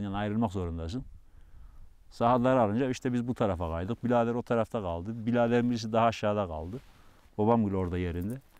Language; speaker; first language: Turkish; native; Turkish